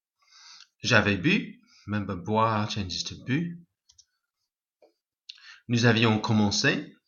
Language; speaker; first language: French; non-native, fluent; English